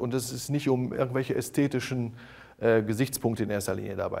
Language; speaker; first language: German; native; German